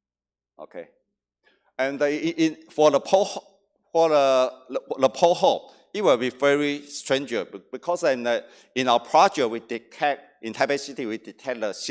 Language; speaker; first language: English; non-native, learner; Chinese